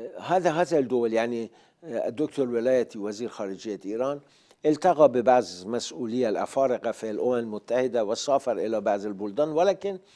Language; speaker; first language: Arabic; non-native, fluent; Persian